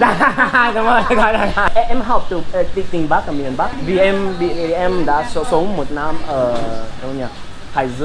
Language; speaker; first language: Vietnamese; non-native, learner; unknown